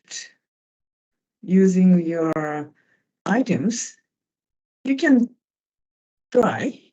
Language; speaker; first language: English; non-native, fluent; Japanese